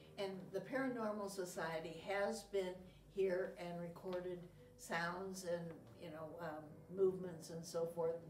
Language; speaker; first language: English; native; English